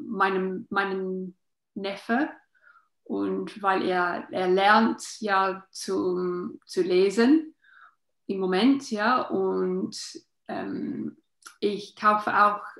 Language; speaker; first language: German; non-native, learner; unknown